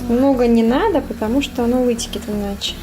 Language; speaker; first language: Russian; native; Russian